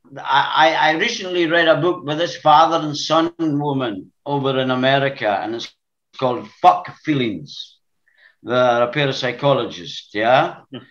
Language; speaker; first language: English; native; English